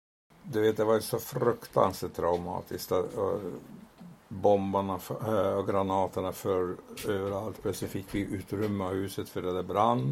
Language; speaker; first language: Swedish; non-native, fluent; Hungarian